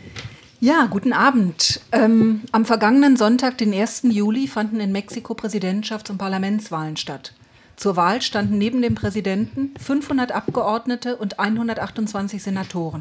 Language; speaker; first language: German; native; German